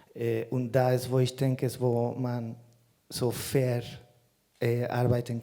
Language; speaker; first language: German; non-native, fluent; Spanish